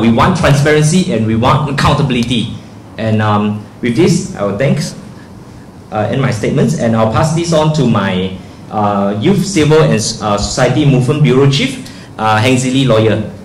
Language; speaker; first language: English; non-native, local second language; Chinese